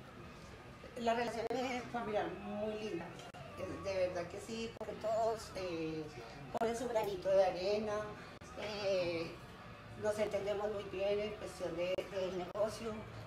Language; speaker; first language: Spanish; native; Spanish